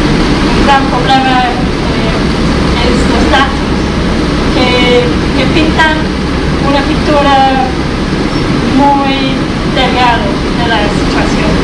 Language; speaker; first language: Spanish; non-native, fluent; English